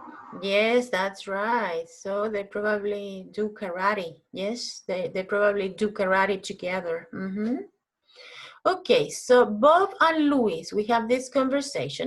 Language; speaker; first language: English; non-native, fluent; Spanish